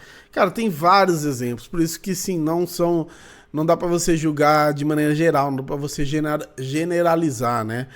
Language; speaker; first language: Portuguese; native; Portuguese